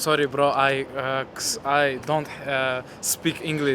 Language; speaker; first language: English; non-native, learner; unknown